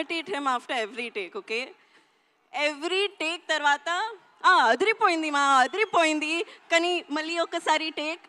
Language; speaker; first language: Telugu; non-native, learner; Hindi